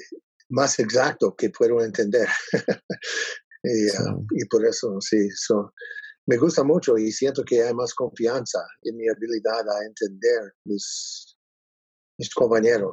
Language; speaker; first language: Spanish; non-native, learner; English